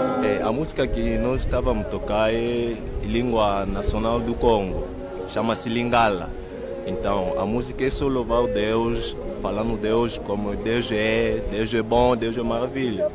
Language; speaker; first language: Portuguese; non-native, fluent; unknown